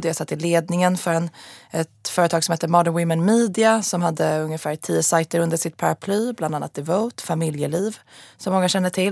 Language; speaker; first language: Swedish; native; Swedish